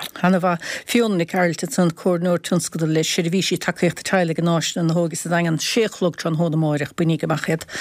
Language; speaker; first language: Irish; native; Irish